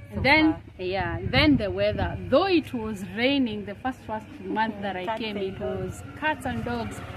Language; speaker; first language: English; non-native, local second language; Kalenjin